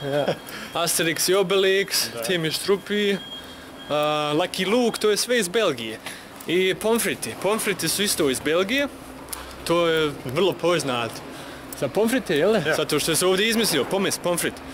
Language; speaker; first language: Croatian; early bilingual, heritage; Croatian